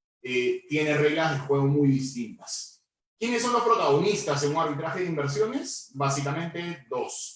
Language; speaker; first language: Spanish; native; Spanish